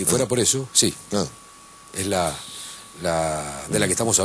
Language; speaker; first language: Spanish; native; Spanish